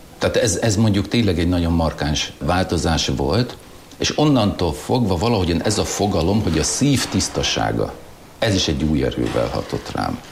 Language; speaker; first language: Hungarian; non-native, local second language; German